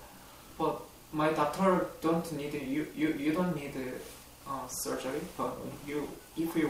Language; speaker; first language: English; non-native, learner; Korean